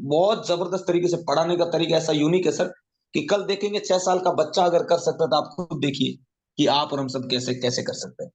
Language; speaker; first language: Hindi; native; Hindi